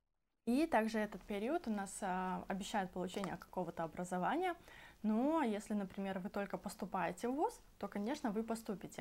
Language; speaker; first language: Russian; native; Russian